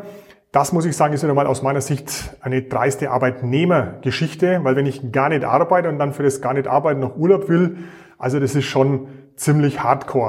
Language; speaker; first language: German; native; German